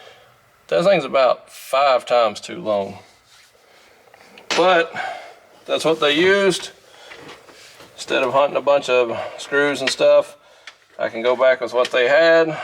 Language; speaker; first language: English; native; English